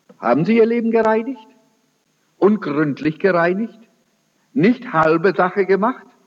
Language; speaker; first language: German; early bilingual, heritage; German